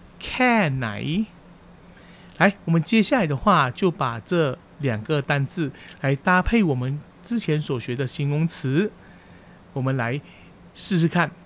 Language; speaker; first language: Chinese; early bilingual, heritage; Chinese